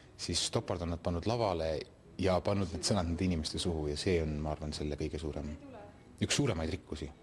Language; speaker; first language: Estonian; native; Estonian